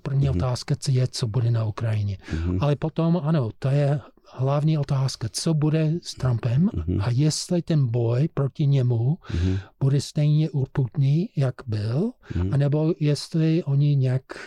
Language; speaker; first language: Czech; non-native, fluent; English